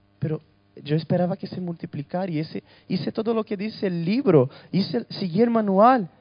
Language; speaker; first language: Spanish; early bilingual, other home language; Portuguese